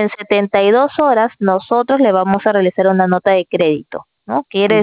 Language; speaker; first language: Spanish; native; Spanish